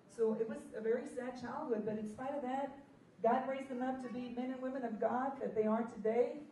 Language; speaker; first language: English; early bilingual, other home language; Spanish